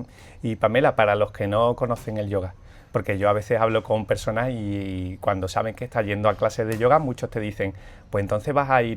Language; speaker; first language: Spanish; native; Spanish